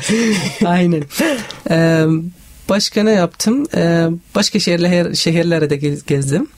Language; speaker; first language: Turkish; non-native, fluent; Arabic